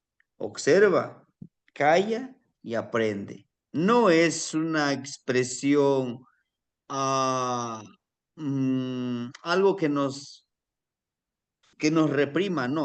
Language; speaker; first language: Spanish; native; Spanish